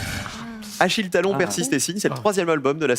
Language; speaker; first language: French; native; French